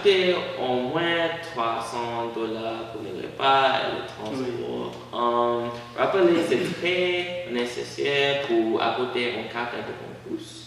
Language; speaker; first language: French; non-native, learner; English